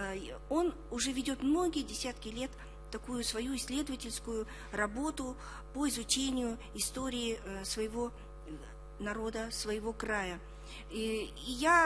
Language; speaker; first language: Russian; native; Russian